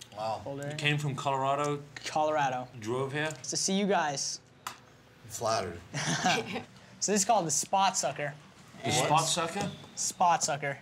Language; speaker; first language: English; native; English